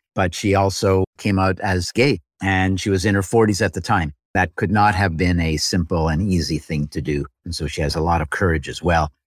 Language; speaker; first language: English; native; English